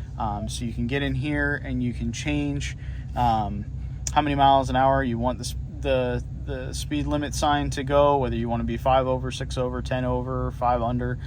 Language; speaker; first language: English; native; English